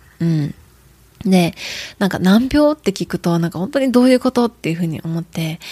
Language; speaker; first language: Japanese; native; Japanese